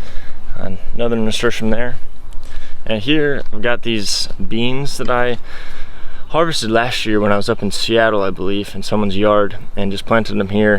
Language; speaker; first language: English; native; English